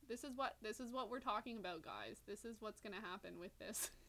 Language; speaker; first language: English; native; English